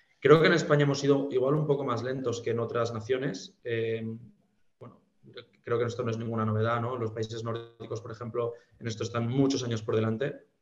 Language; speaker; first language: Spanish; native; Spanish